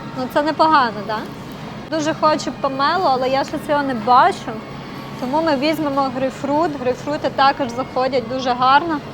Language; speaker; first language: Ukrainian; non-native, local second language; Russian